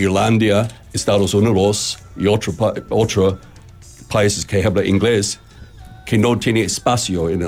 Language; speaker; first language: Spanish; non-native, learner; English